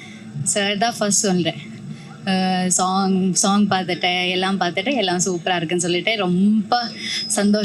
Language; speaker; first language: Tamil; non-native, learner; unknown